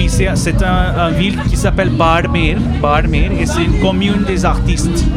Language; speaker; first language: French; non-native, learner; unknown